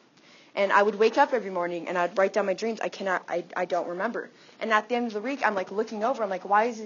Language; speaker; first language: English; native; English